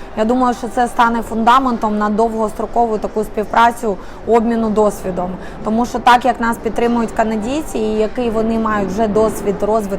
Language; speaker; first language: Ukrainian; native; Ukrainian